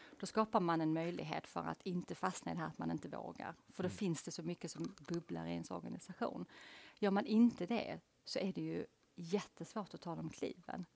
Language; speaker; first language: Swedish; native; Swedish